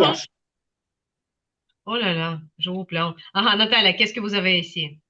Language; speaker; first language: French; non-native, fluent; Ukrainian